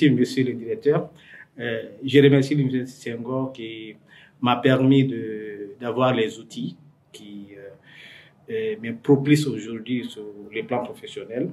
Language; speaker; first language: French; non-native, local second language; Fula